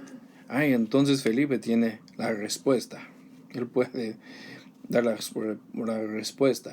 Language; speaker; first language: Spanish; non-native, learner; English